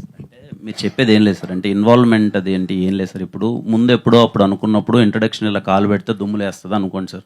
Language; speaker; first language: Telugu; native; Telugu